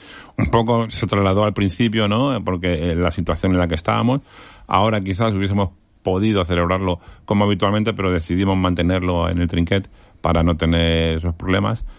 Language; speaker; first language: Spanish; native; Spanish